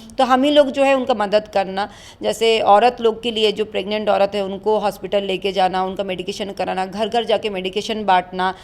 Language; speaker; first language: Hindi; non-native, local second language; Bangla